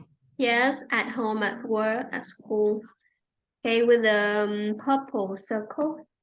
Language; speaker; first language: English; non-native, fluent; Vietnamese